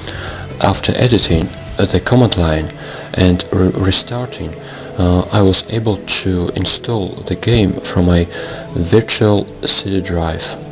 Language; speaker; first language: English; non-native, fluent; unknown